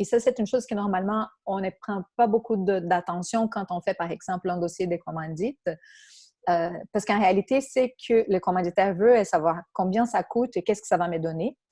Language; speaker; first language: French; non-native, fluent; Portuguese